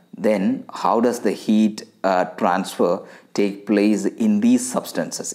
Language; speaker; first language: English; non-native, local second language; Malayalam